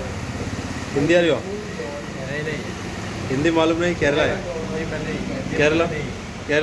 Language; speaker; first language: Hindi; non-native, learner; Malayalam